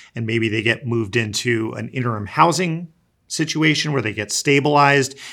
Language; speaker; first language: English; native; English